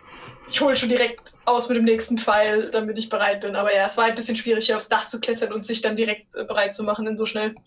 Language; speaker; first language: German; native; German